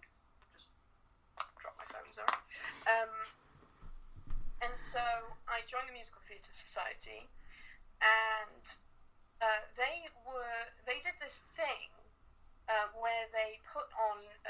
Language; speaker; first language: English; native; English